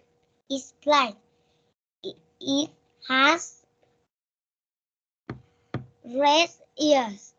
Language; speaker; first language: English; non-native, learner; Vietnamese